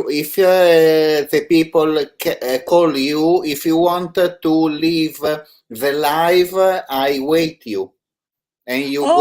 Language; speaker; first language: English; non-native, learner; Italian